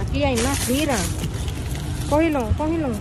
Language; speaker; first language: Spanish; non-native, learner; Filipino